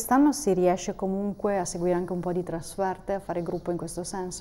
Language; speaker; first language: Italian; native; Italian